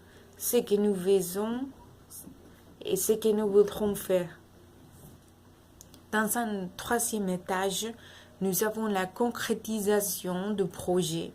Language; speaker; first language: French; non-native, learner; Spanish